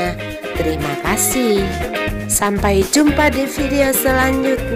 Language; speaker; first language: Indonesian; native; Indonesian